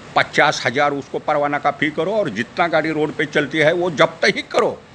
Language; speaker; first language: Hindi; non-native, local second language; Marathi